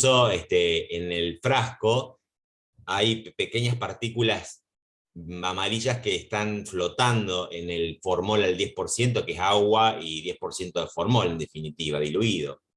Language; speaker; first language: Spanish; native; Spanish